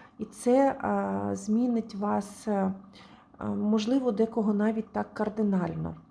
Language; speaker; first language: Ukrainian; non-native, local second language; Russian